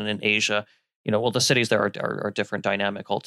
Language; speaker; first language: English; native; English